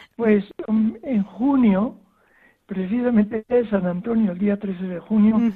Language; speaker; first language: Spanish; native; Spanish